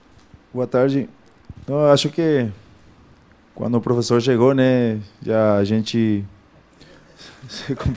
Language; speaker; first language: Portuguese; non-native, fluent; Spanish